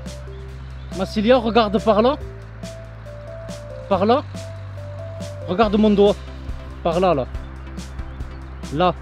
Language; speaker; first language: French; native; French